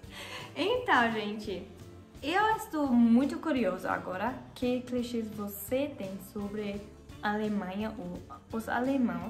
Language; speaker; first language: Portuguese; non-native, learner; German